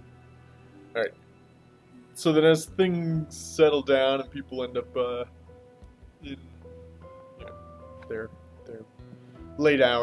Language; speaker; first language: English; native; English